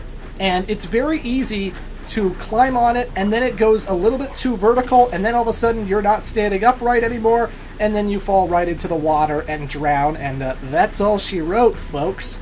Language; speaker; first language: English; native; English